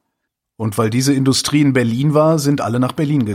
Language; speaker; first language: German; native; German